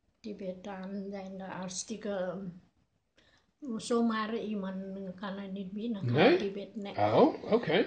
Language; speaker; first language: Dutch; non-native, learner; Nepali